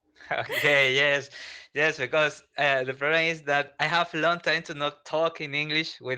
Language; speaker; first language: English; non-native, learner; Spanish